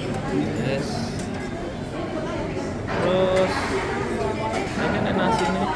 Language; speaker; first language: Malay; non-native, local second language; Javanese